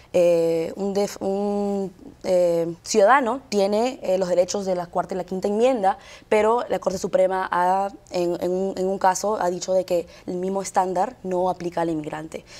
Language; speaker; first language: Spanish; early bilingual, heritage; Spanish